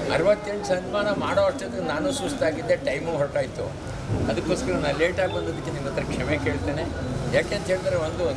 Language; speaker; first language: Kannada; native; Kannada